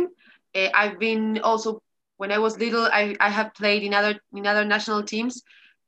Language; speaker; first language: English; non-native, learner; Spanish